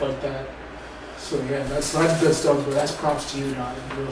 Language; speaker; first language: English; native; English